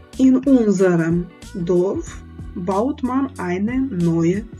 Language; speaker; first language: German; non-native, fluent; Ukrainian